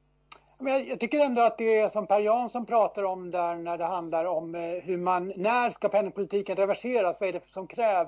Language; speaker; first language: Swedish; native; Swedish